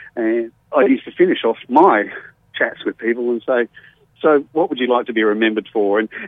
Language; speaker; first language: English; native; English